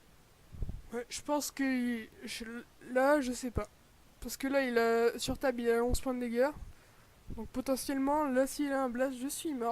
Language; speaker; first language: French; native; French